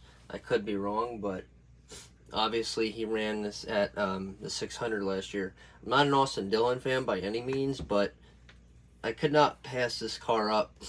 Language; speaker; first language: English; native; English